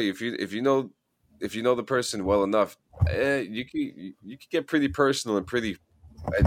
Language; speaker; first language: English; native; English